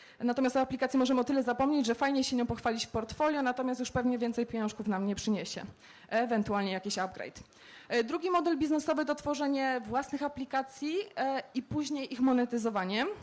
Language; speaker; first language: Polish; native; Polish